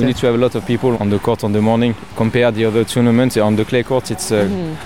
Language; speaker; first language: English; non-native, learner; French